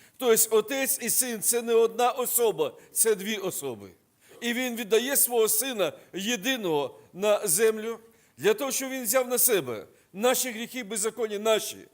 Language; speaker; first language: Ukrainian; non-native, local second language; Russian